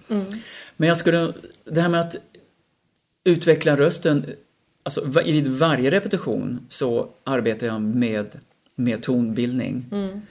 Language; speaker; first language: Swedish; native; Swedish